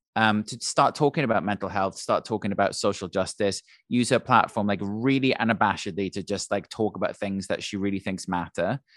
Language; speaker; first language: English; native; English